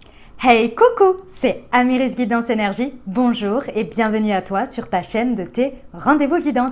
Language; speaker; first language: French; native; French